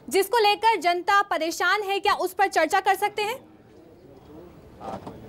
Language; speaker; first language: Hindi; native; Hindi